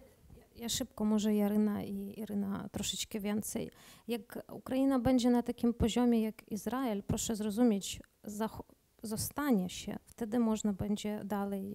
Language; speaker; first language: Polish; non-native, learner; Ukrainian